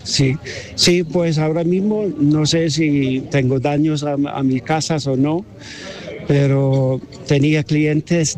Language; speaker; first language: Spanish; non-native, fluent; English